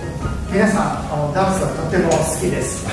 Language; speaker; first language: Japanese; non-native, learner; Chinese